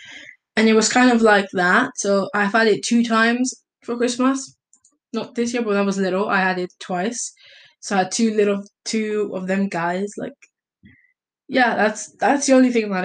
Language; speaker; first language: English; early bilingual, other home language; Italian